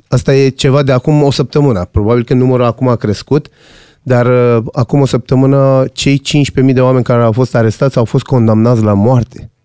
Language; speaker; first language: Romanian; non-native, fluent; Persian